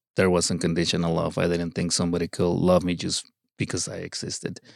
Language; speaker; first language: English; early bilingual, other home language; Spanish